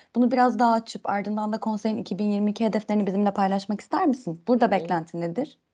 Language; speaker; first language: Turkish; native; Turkish